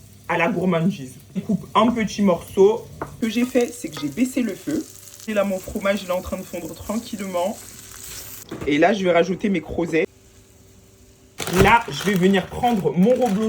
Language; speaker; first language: French; native; French